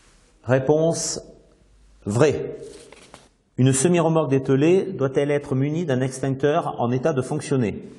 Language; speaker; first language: French; native; French